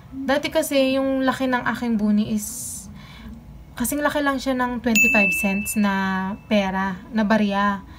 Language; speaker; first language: Filipino; non-native, local second language; Pampanga